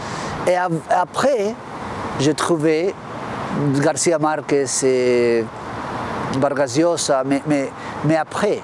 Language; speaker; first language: French; non-native, fluent; Spanish